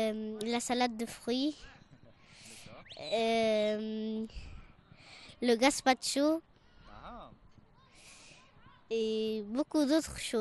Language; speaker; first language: French; non-native, fluent; Arabic